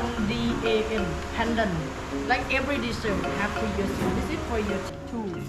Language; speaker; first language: English; non-native, fluent; Thai